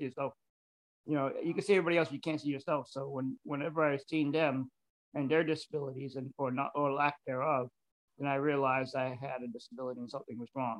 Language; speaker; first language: English; early bilingual, other home language; Spanish